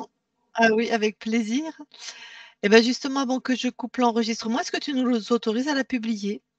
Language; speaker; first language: French; native; French